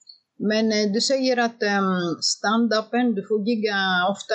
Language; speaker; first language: Swedish; non-native, fluent; Greek